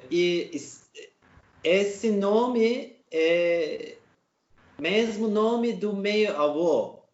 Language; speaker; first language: Portuguese; non-native, learner; Turkish